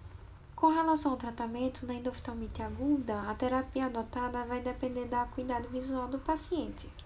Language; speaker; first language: Portuguese; native; Portuguese